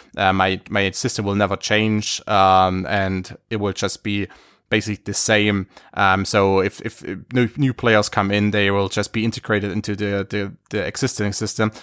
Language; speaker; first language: English; non-native, fluent; German